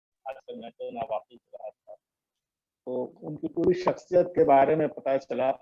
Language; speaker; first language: Urdu; native; Urdu